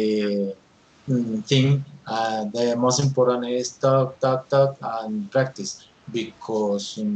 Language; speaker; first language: English; non-native, learner; Spanish